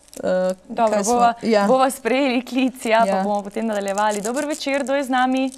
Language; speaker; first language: Slovenian; native; Slovenian